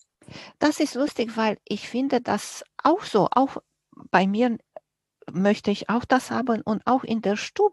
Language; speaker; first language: German; non-native, fluent; Romanian